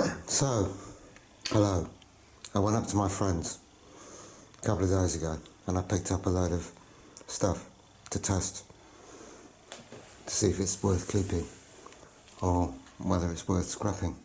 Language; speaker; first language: English; native; English